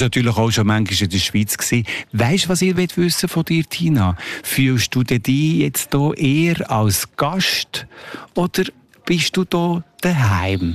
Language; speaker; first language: German; native; German